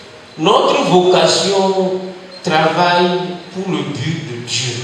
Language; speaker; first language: French; non-native, local second language; Ewe